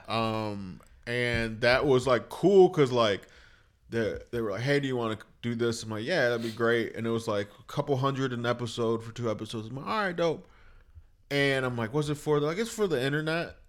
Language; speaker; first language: English; native; English